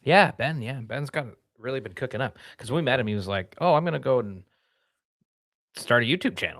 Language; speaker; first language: English; native; English